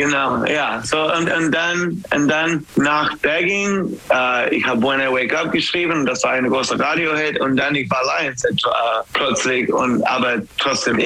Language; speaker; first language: German; non-native, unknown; English